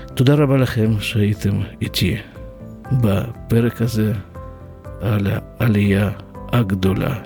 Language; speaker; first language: Hebrew; non-native, fluent; Russian